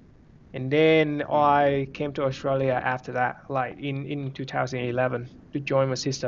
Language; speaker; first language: English; non-native, fluent; Vietnamese